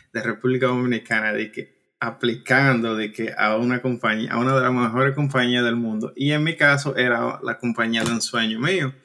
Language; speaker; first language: Spanish; native; Spanish